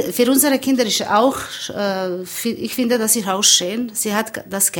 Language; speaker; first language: German; non-native, learner; Bosnian